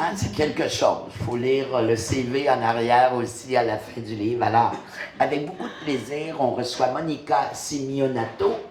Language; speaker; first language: French; native; French